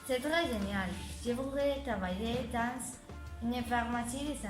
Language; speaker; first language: French; non-native, learner; Spanish